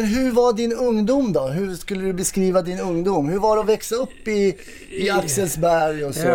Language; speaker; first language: Swedish; native; Swedish